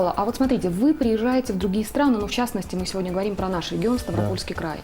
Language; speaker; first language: Russian; native; Russian